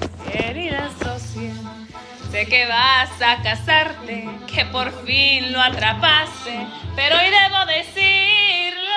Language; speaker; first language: Spanish; native; Spanish